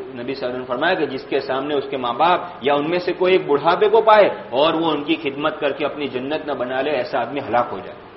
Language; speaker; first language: Urdu; native; Urdu